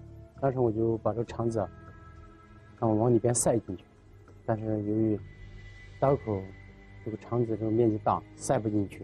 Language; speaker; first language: Chinese; native; Chinese